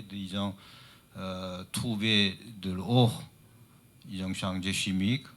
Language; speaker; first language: French; non-native, learner; Chinese